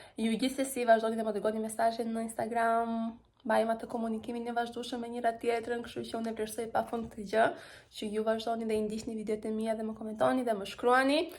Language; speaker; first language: Albanian; early bilingual, heritage; Albanian